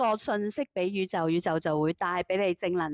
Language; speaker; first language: Cantonese; native; Cantonese